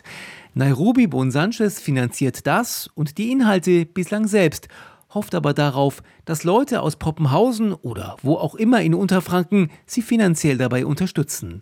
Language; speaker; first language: German; native; German